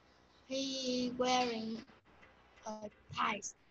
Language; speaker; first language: English; non-native, learner; Vietnamese